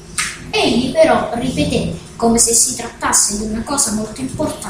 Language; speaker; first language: Italian; native; Italian